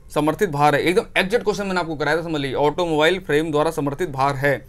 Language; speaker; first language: Hindi; native; Hindi